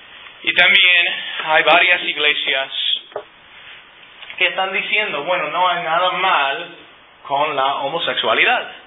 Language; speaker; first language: Spanish; non-native, fluent; English